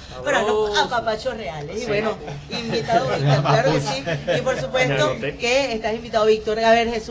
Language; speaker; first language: Spanish; native; Spanish